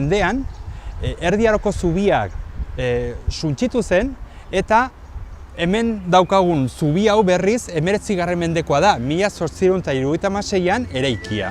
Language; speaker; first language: Basque; native; Basque